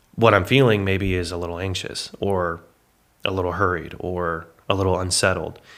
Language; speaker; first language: English; native; English